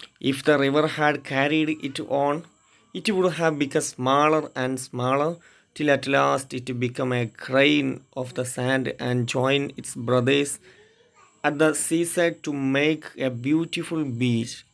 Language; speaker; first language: English; non-native, local second language; Malayalam